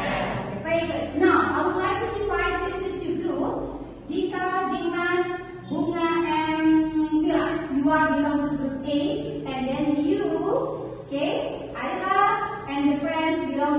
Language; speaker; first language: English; non-native, learner; Indonesian